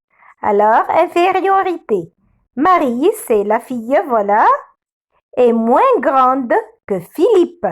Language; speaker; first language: French; non-native, fluent; Arabic